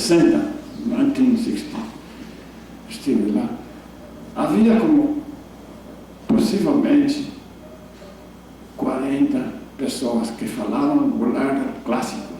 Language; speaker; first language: Portuguese; non-native, fluent; English